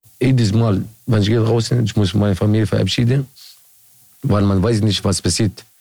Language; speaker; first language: German; non-native, learner; Arabic